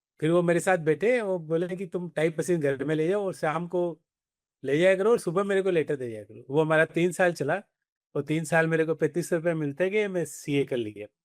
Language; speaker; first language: Hindi; native; Hindi